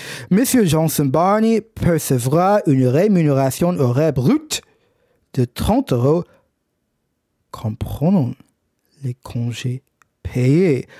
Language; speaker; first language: French; non-native, fluent; English